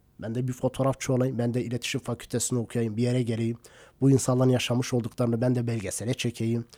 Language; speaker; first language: Turkish; non-native, local second language; Kurdish